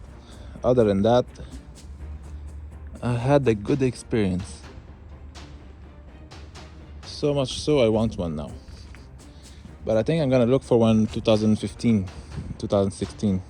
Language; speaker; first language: English; non-native, fluent; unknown